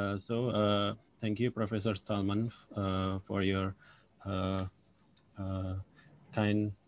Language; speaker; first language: English; non-native, local second language; Indonesian